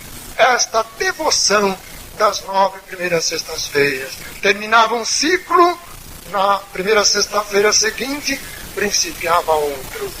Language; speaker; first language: Portuguese; native; Portuguese